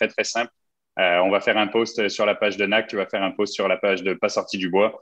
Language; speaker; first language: French; native; French